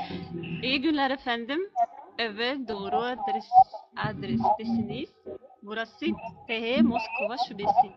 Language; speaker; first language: Turkish; non-native, learner; Russian